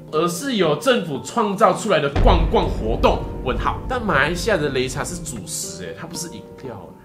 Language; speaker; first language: Chinese; native; Chinese